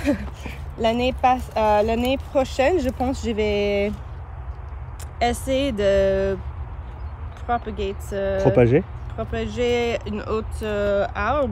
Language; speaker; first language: French; non-native, learner; English